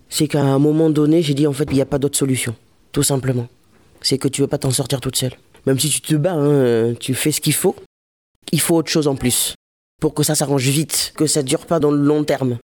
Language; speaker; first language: French; early bilingual, other home language; Lingala